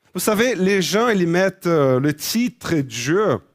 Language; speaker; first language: French; non-native, fluent; Portuguese